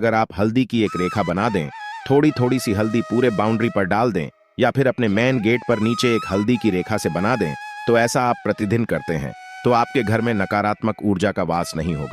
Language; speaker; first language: Hindi; native; Hindi